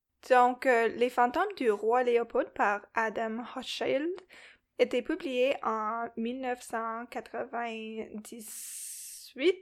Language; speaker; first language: French; non-native, local second language; English